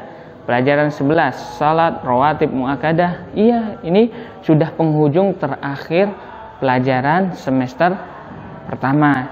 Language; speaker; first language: Indonesian; native; Indonesian